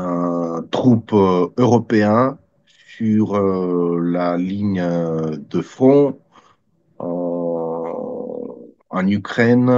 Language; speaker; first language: French; non-native, fluent; Russian